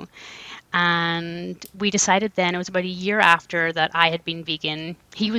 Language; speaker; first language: English; native; English